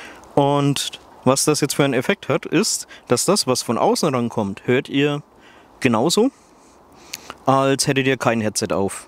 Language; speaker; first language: German; native; German